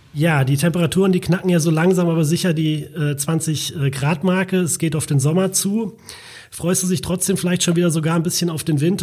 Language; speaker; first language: German; native; German